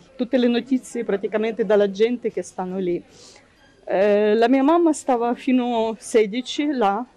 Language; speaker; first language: Italian; non-native, fluent; Ukrainian